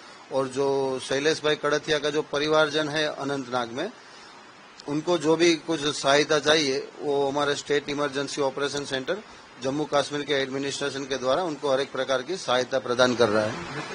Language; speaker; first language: Hindi; non-native, local second language; Gujarati